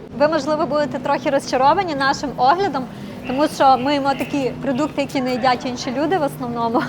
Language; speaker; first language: Ukrainian; non-native, local second language; Russian